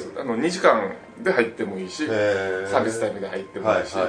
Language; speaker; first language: Japanese; native; Japanese